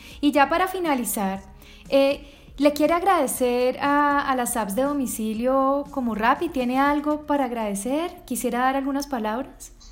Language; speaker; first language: Spanish; native; Spanish